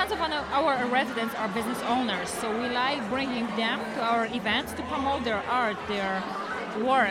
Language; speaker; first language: English; non-native, fluent; Polish